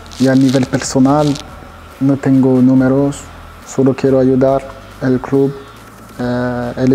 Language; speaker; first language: Spanish; non-native, fluent; French